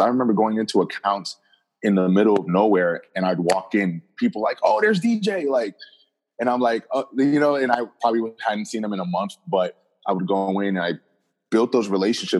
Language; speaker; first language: English; native; English